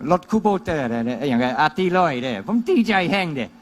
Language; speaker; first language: Thai; non-native, fluent; English